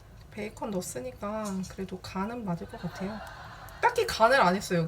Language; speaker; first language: Korean; native; Korean